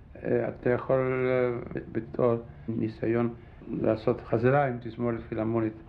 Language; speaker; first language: Hebrew; non-native, fluent; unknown